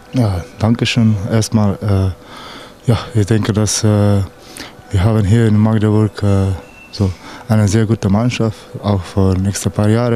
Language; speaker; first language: German; non-native, learner; Slovenian